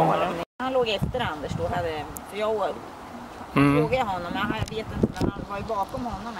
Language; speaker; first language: Swedish; native; Swedish